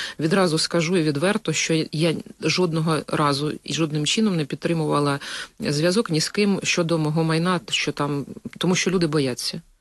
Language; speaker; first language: Ukrainian; native; Ukrainian